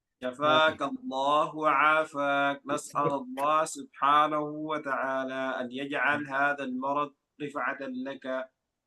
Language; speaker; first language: Arabic; non-native, fluent; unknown